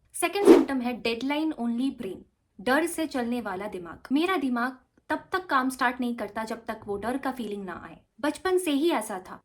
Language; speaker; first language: Hindi; non-native, local second language; Bangla